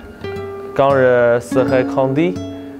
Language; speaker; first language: French; early bilingual, heritage; French